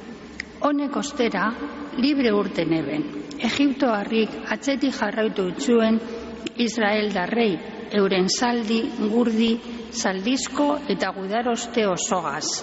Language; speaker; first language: Basque; native; Basque